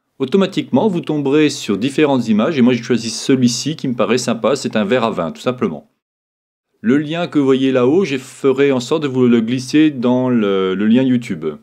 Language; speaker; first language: French; native; French